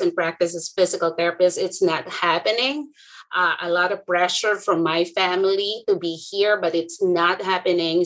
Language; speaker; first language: English; non-native, local second language; Filipino